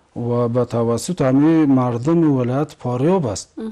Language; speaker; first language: Persian; native; Persian